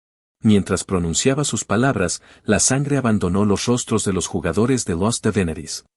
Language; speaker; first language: Spanish; native; Spanish